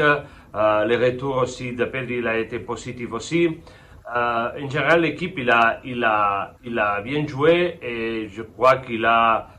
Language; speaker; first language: French; non-native, fluent; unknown